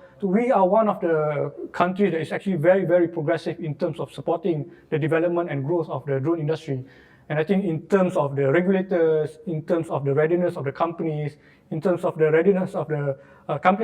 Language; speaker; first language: English; non-native, local second language; Malay